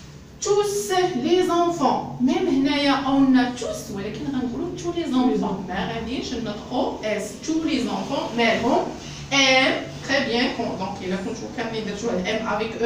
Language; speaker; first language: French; non-native, local second language; Arabic